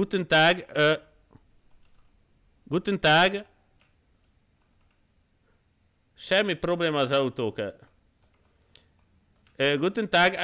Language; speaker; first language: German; non-native, learner; Hungarian